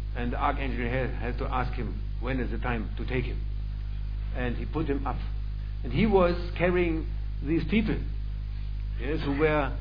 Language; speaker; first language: English; non-native, fluent; German